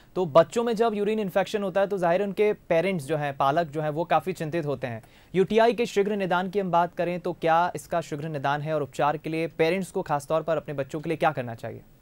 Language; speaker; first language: Hindi; native; Hindi